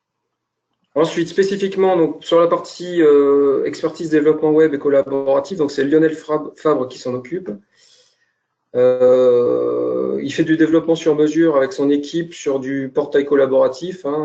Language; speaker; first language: French; native; French